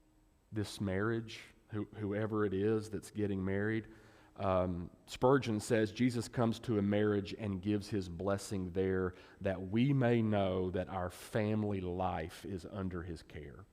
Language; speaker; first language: English; native; English